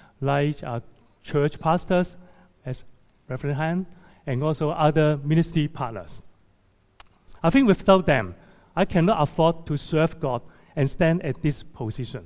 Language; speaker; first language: English; non-native, local second language; Cantonese